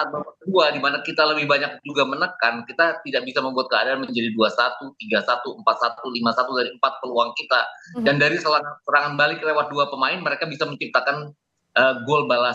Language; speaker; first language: Indonesian; native; Indonesian